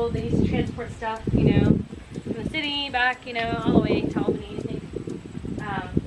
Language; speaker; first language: English; native; English